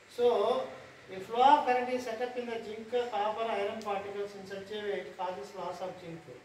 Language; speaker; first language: English; non-native, local second language; Telugu